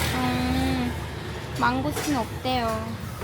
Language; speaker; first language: Korean; non-native, learner; Vietnamese